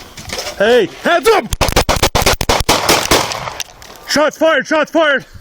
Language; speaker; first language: English; native; English